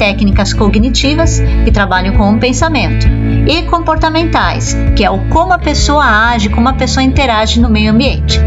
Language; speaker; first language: Portuguese; native; Portuguese